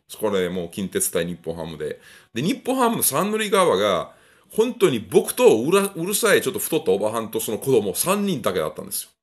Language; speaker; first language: Japanese; non-native, fluent; Italian